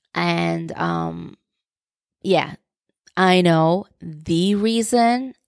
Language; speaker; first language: English; non-native, fluent; Turkish